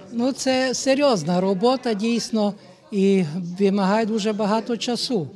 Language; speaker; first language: Ukrainian; native; Ukrainian